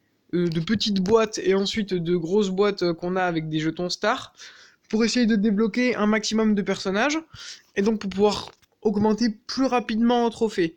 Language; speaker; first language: French; native; French